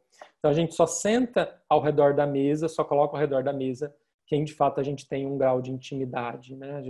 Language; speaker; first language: Portuguese; native; Portuguese